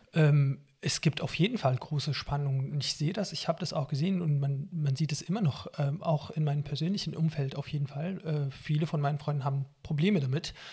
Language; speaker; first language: German; non-native, fluent; Arabic